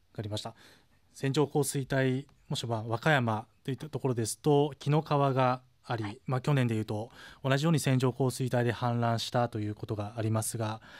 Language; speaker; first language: Japanese; native; Japanese